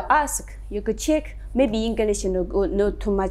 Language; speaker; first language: English; non-native, learner; Chinese